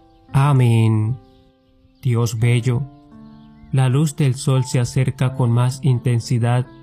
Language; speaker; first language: Spanish; native; Spanish